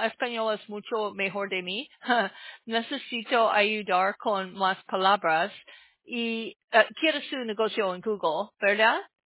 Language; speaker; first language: Spanish; non-native, learner; English